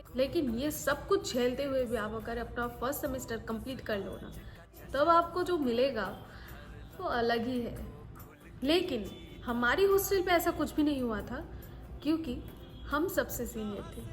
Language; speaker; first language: Hindi; native; Hindi